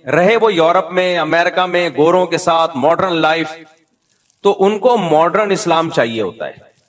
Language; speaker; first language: Urdu; native; Urdu